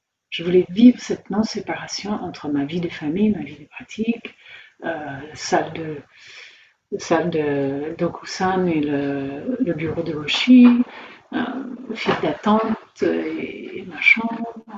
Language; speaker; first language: French; native; French